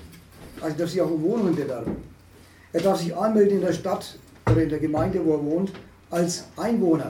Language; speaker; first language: German; native; German